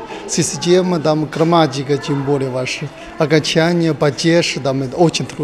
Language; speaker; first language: Russian; non-native, fluent; Chinese